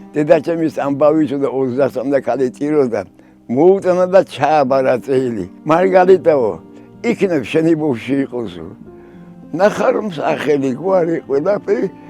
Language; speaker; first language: Georgian; native; Georgian